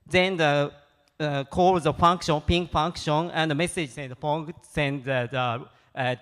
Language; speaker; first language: English; non-native, learner; Japanese